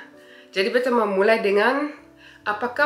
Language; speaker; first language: Indonesian; early bilingual, heritage; Indonesian